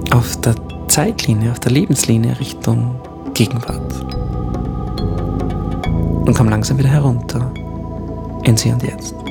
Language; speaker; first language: German; native; German